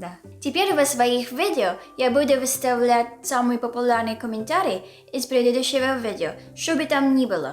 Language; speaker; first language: Russian; non-native, learner; Filipino